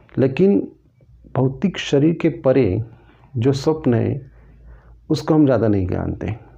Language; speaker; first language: Hindi; non-native, local second language; Marathi